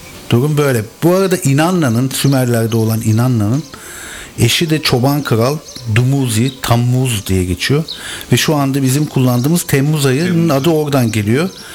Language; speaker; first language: Turkish; native; Turkish